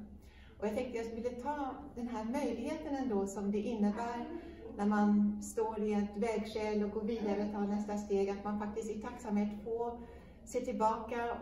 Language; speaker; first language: Swedish; native; Swedish